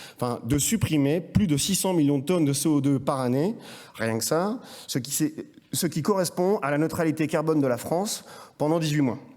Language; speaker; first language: French; native; French